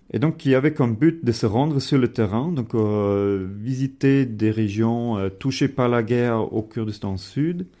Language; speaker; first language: French; non-native, fluent; German